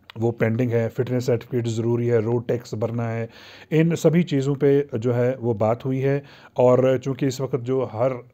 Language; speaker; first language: Hindi; non-native, local second language; Kashmiri